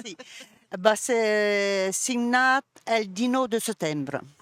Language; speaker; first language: Catalan; non-native, local second language; French